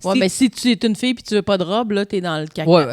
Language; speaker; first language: French; native; French